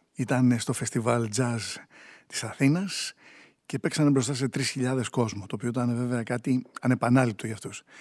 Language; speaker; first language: Greek; native; Greek